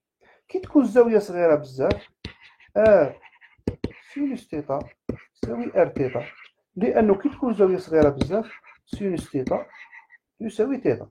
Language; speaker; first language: Arabic; native; Arabic